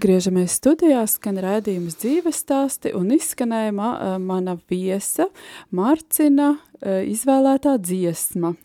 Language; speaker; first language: Latvian; native; Latvian